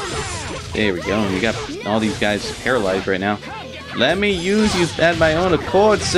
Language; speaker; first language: English; native; English